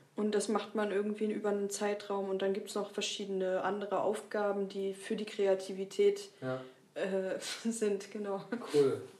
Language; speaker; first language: German; native; German